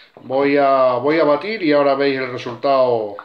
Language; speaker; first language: Spanish; native; Spanish